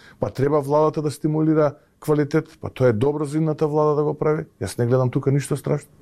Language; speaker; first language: Macedonian; native; Macedonian